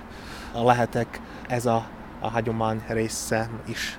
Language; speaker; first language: Hungarian; non-native, learner; Slovak